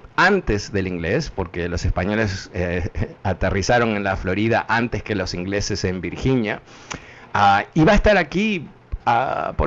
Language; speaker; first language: Spanish; early bilingual, heritage; Spanish